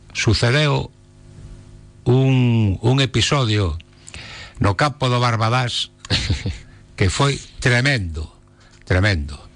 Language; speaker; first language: Galician; non-native, local second language; Spanish